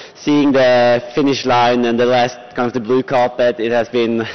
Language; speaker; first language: English; non-native, fluent; Norwegian